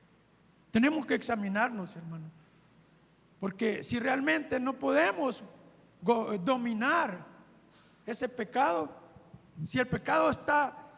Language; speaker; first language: Spanish; native; Spanish